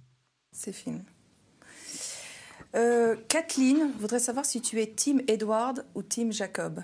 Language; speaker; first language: French; native; French